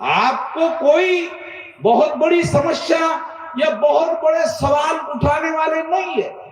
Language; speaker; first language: Hindi; non-native, local second language; Marathi